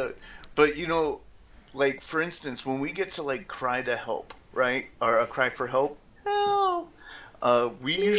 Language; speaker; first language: English; native; English